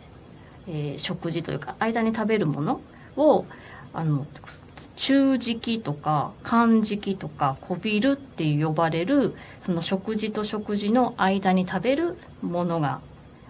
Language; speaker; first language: Japanese; native; Japanese